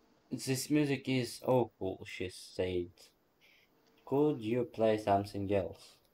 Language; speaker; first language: English; non-native, learner; Ukrainian